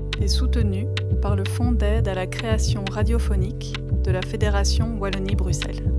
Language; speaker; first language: French; native; French